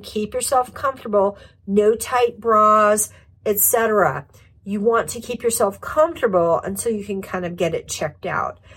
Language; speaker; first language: English; native; English